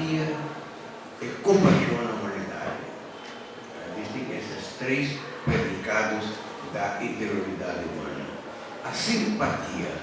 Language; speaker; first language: Portuguese; native; Portuguese